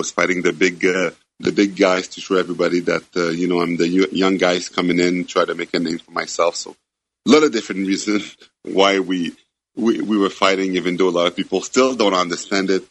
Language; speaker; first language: English; non-native, fluent; French